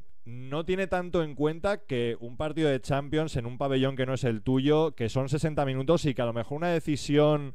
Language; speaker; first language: Spanish; native; Spanish